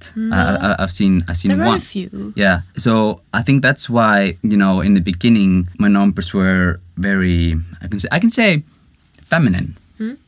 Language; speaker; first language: English; non-native, fluent; Icelandic